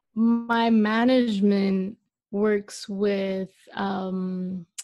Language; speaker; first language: English; non-native, local second language; Malay